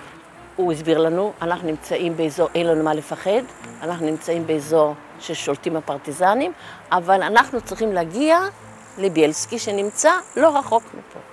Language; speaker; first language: Hebrew; non-native, fluent; Yiddish